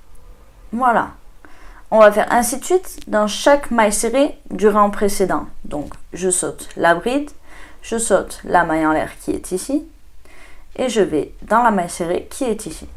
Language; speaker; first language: French; native; French